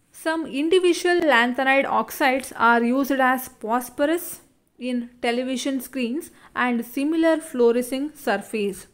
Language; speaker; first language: English; non-native, local second language; Kannada